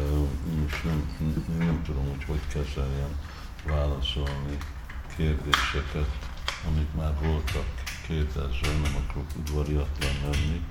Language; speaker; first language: Hungarian; early bilingual, heritage; Hungarian